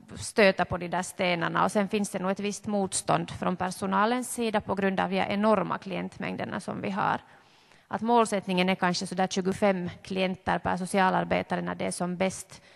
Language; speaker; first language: Swedish; native; Swedish